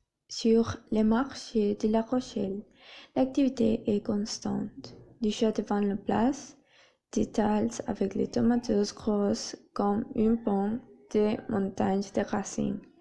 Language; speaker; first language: French; non-native, learner; Spanish